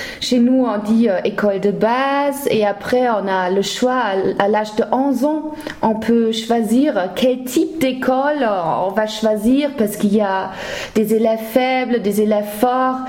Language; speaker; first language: French; non-native, fluent; German